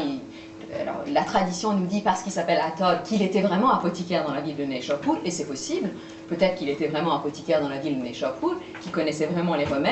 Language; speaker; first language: French; native; French